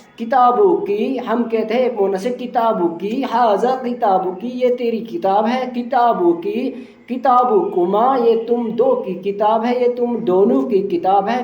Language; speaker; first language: Urdu; non-native, local second language; Punjabi